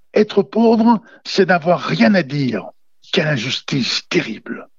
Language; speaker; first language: French; native; French